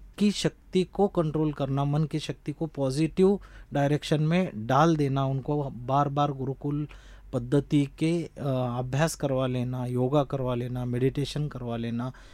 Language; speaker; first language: Hindi; non-native, local second language; Marathi